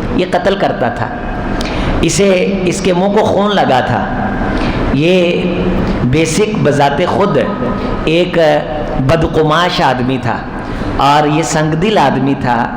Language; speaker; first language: Urdu; non-native, local second language; Punjabi